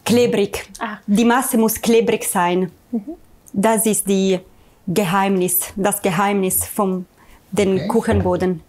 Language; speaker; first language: German; non-native, learner; Italian